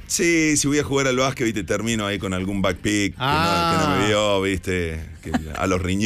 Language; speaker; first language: Spanish; native; Spanish